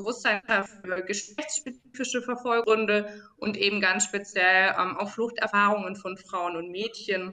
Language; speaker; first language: German; native; German